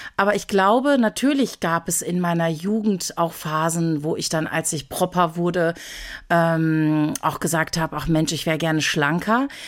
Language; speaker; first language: German; early bilingual, other home language; Turkish